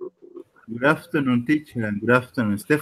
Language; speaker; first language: English; non-native, learner; Spanish